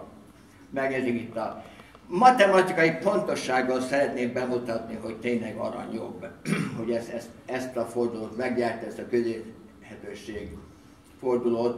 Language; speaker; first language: Hungarian; early bilingual, heritage; Hungarian